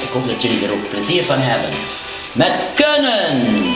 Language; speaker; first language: Dutch; non-native, local second language; Papiamento